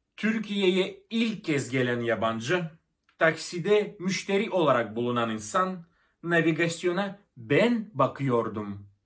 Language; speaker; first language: Turkish; non-native, fluent; Russian